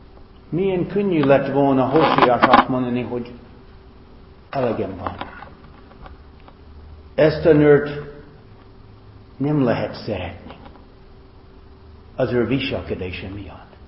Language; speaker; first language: Hungarian; non-native, fluent; English